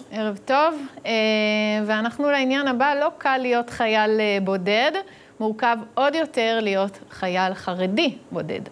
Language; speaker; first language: Hebrew; native; Hebrew